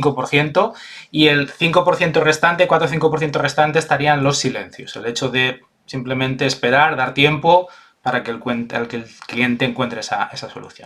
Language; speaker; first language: Spanish; native; Spanish